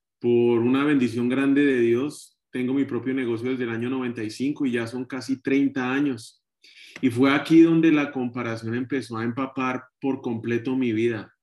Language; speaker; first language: Spanish; native; Spanish